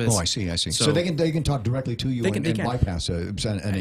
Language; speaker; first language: English; native; English